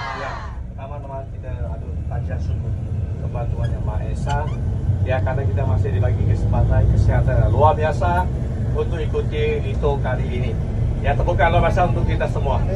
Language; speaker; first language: Malay; non-native, local second language; Chinese